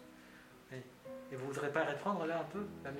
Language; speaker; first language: French; native; French